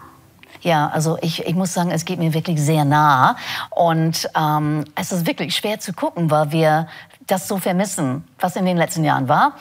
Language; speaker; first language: German; non-native, fluent; English